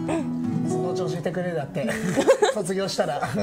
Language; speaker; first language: Japanese; native; Japanese